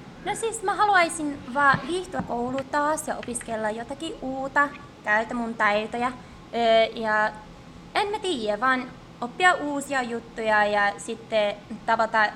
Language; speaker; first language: Finnish; early bilingual, heritage; English